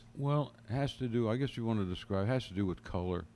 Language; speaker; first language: English; native; English